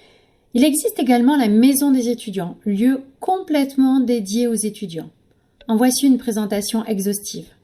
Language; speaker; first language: French; native; French